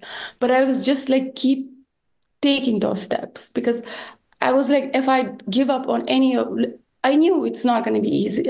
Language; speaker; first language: English; non-native, fluent; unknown